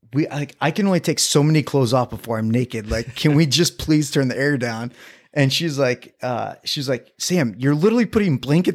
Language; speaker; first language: English; native; English